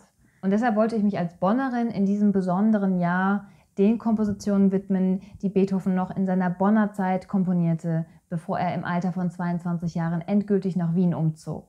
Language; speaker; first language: German; native; German